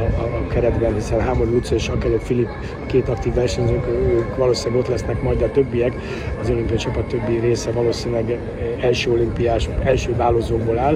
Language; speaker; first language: Hungarian; native; Hungarian